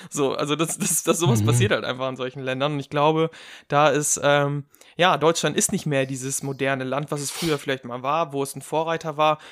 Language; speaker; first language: German; native; German